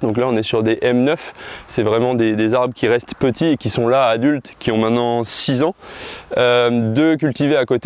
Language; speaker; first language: French; native; French